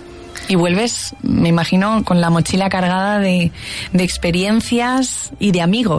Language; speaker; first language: Spanish; native; Spanish